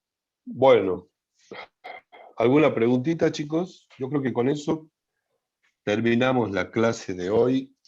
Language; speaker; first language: Spanish; native; Spanish